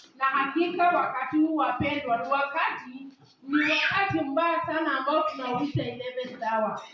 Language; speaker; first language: Swahili; non-native, local second language; Kikuyu